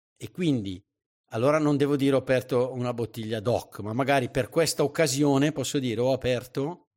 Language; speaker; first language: Italian; native; Italian